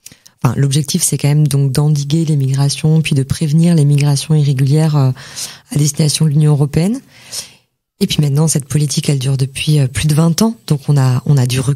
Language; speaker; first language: French; native; French